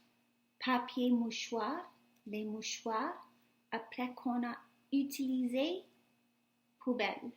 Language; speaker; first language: French; non-native, fluent; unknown